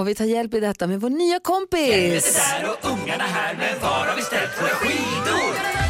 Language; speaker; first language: Swedish; native; Swedish